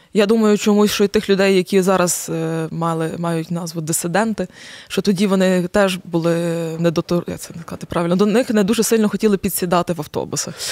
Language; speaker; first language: Ukrainian; native; Ukrainian